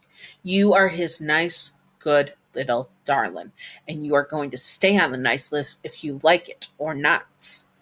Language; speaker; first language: English; native; English